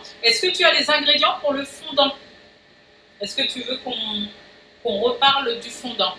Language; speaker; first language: French; native; French